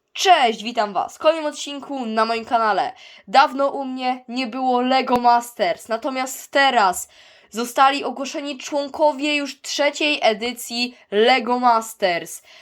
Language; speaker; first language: Polish; native; Polish